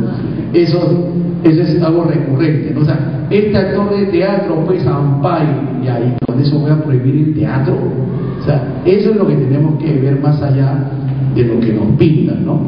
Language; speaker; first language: Spanish; native; Spanish